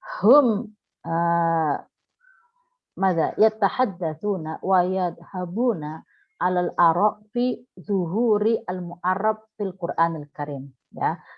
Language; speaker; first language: Arabic; non-native, fluent; Indonesian